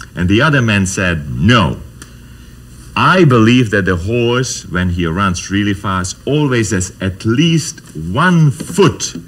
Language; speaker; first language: English; non-native, fluent; Czech